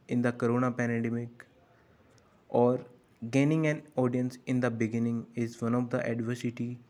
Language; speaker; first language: English; non-native, local second language; Hindi